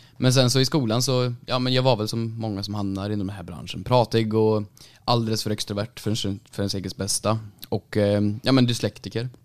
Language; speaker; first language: Swedish; native; Swedish